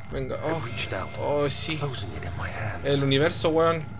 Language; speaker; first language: Spanish; native; Spanish